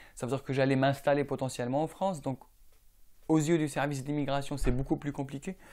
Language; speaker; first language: French; non-native, local second language; Arabic